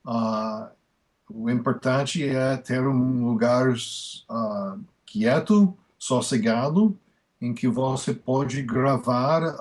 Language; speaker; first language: Portuguese; non-native, fluent; English